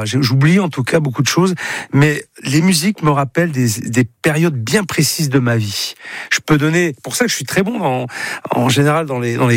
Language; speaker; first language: French; native; French